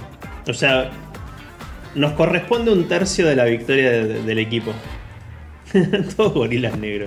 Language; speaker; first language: Spanish; native; Spanish